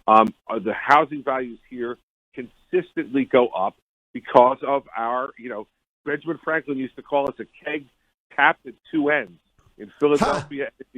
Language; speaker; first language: English; native; English